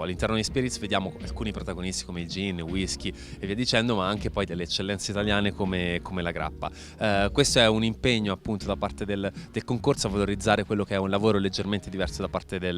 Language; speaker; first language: Italian; native; Italian